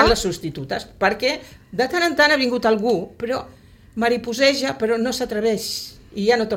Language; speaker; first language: Catalan; native; Catalan